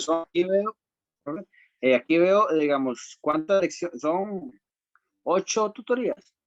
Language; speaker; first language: Spanish; native; Spanish